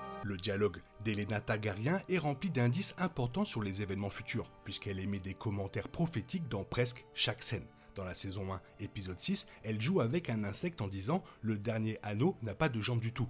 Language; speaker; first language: French; native; French